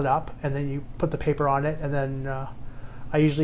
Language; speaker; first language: English; native; English